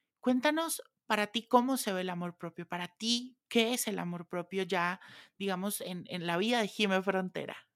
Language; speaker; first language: Spanish; native; Spanish